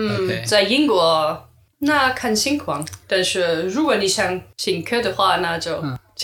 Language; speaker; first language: Chinese; non-native, learner; English